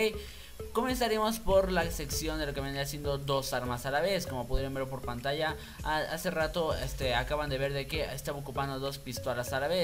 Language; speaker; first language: Spanish; native; Spanish